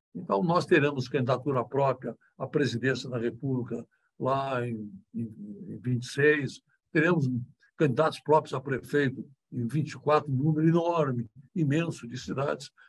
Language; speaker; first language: Portuguese; native; Portuguese